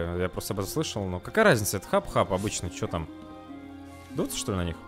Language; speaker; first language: Russian; native; Russian